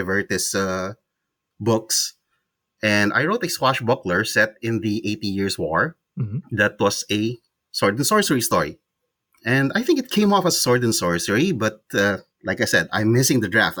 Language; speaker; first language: English; non-native, local second language; Cebuano